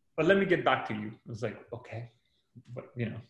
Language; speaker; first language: English; non-native, fluent; Greek